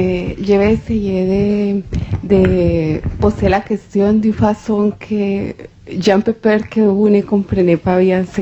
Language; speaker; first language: French; non-native, fluent; Spanish